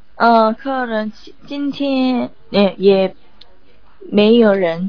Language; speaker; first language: Chinese; non-native, learner; Korean